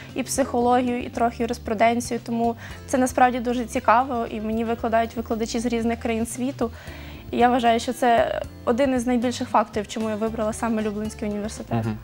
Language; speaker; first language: Ukrainian; native; Ukrainian